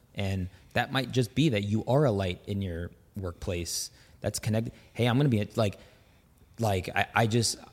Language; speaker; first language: English; native; English